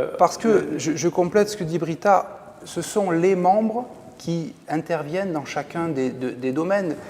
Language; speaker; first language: French; native; French